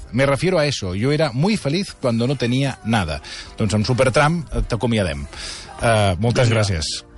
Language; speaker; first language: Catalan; native; Catalan